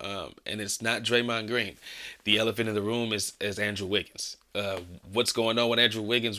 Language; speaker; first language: English; native; English